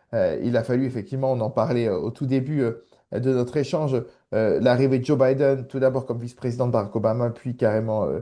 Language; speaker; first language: French; native; French